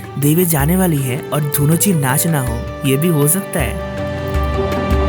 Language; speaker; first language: Hindi; non-native, local second language; Bangla